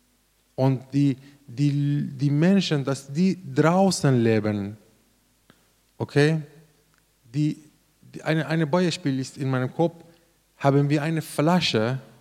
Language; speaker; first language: German; non-native, learner; Persian